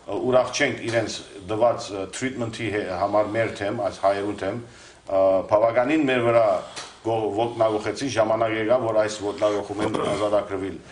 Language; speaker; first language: Armenian; native; Armenian